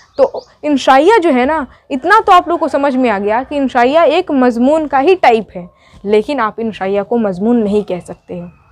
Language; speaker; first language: Hindi; native; Hindi